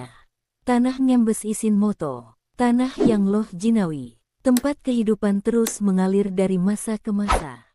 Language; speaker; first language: Indonesian; native; Indonesian